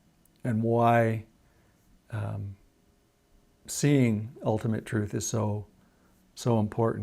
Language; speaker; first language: English; native; English